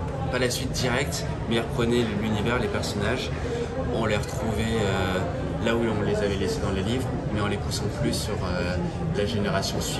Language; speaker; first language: French; native; French